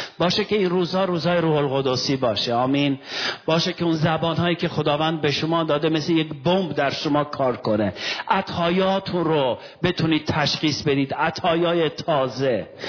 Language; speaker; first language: Persian; non-native, local second language; Armenian